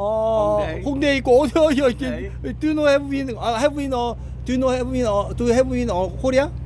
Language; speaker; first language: English; non-native, learner; Korean